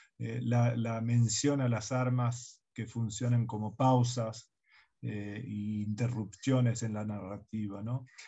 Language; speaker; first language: Spanish; early bilingual, heritage; Spanish